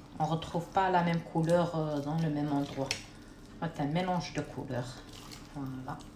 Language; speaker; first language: French; non-native, local second language; Arabic